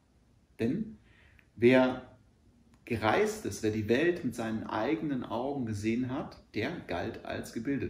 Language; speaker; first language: German; native; German